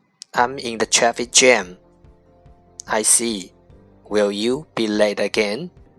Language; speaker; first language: English; non-native, fluent; Chinese